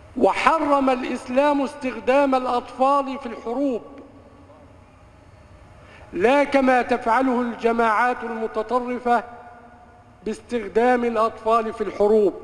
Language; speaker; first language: Arabic; native; Arabic